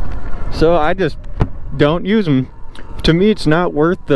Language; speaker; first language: English; native; English